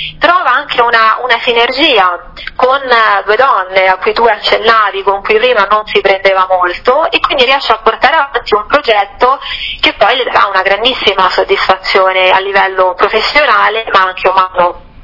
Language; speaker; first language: Italian; native; Italian